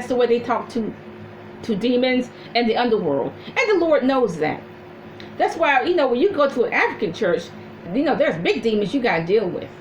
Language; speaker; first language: English; native; English